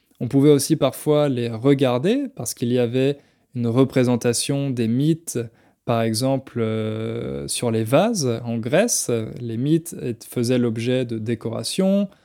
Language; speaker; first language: French; native; French